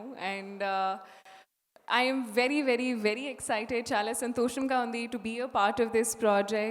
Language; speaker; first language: Telugu; non-native, learner; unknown